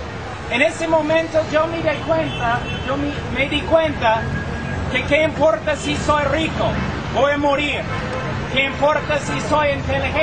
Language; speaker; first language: Spanish; non-native, fluent; English